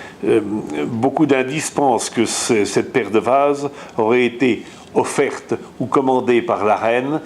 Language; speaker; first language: French; native; French